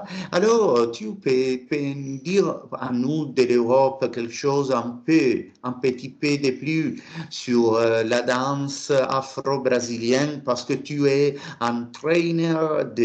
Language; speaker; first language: French; non-native, learner; Italian